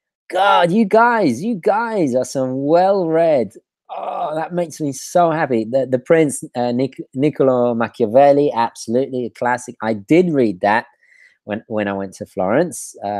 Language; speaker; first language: English; native; English